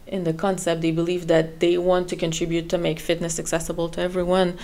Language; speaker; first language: English; non-native, fluent; French